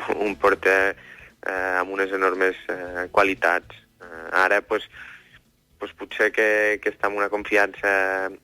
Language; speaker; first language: Catalan; native; Catalan